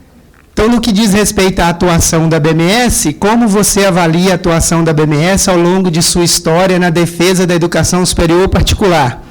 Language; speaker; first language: Portuguese; native; Portuguese